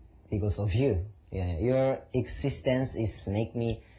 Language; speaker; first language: English; non-native, learner; Japanese